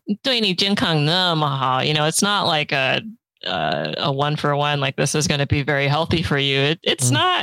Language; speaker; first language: English; early bilingual, other home language; Chinese